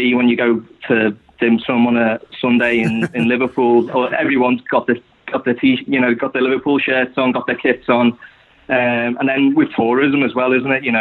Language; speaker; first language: English; native; English